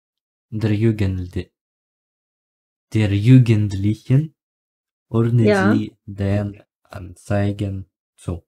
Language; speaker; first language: German; non-native, learner; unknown